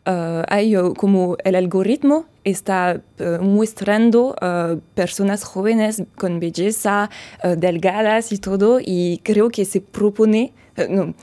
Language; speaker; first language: Spanish; non-native, fluent; French